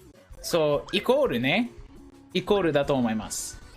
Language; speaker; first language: Japanese; non-native, learner; English